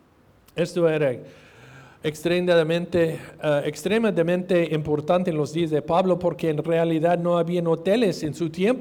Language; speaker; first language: Spanish; non-native, fluent; English